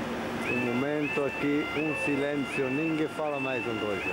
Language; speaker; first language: Portuguese; non-native, learner; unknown